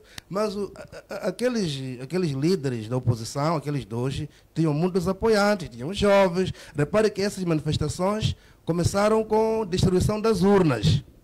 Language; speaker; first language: Portuguese; native; Portuguese